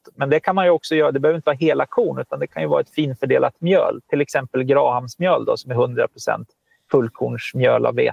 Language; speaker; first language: Swedish; native; Swedish